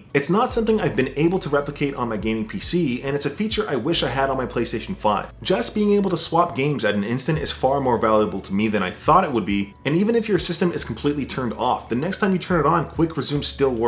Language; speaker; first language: English; native; English